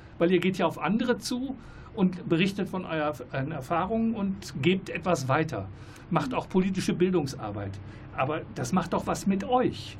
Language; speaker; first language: German; native; German